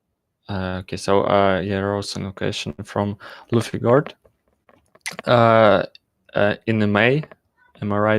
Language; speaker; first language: English; non-native, learner; Russian